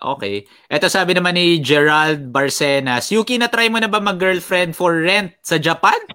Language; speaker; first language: Filipino; native; Filipino